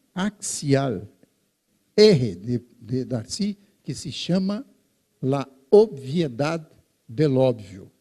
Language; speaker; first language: Spanish; non-native, fluent; Portuguese